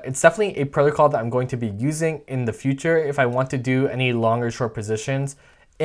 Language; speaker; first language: English; native; English